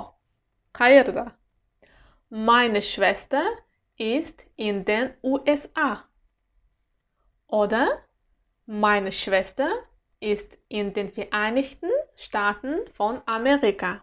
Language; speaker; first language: German; non-native, fluent; Uzbek